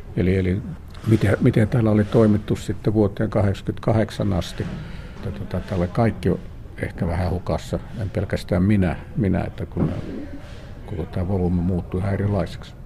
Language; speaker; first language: Finnish; native; Finnish